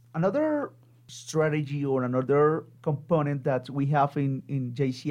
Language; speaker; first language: English; non-native, local second language; Spanish